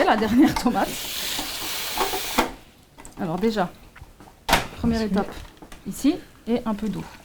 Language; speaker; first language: French; native; French